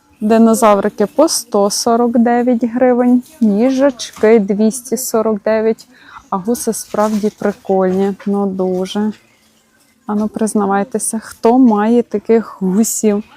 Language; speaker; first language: Ukrainian; native; Ukrainian